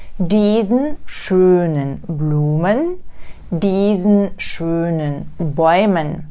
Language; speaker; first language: German; non-native, fluent; Ukrainian